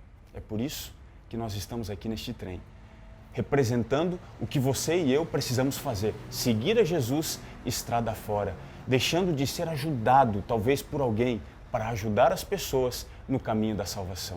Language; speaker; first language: Portuguese; native; Portuguese